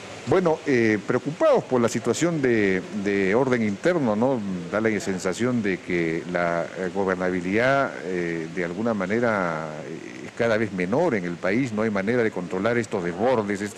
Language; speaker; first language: Spanish; native; Spanish